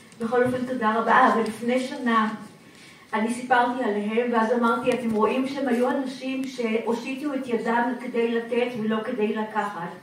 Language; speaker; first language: Hebrew; native; Hebrew